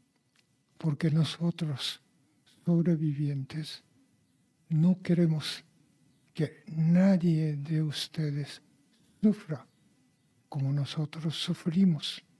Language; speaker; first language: Spanish; non-native, fluent; Japanese